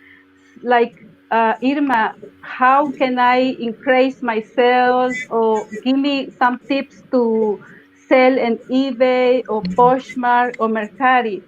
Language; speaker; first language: English; non-native, learner; Spanish